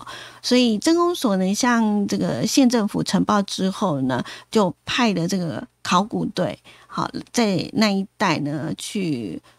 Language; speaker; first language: Chinese; native; Chinese